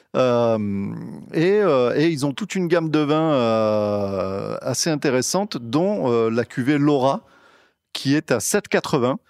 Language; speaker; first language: French; native; French